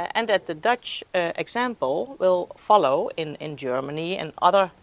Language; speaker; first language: English; non-native, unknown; Dutch